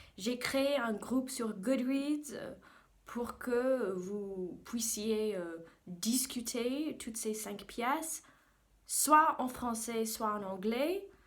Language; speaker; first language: French; non-native, fluent; English